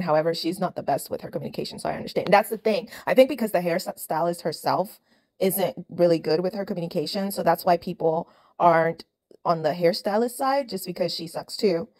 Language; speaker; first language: English; native; English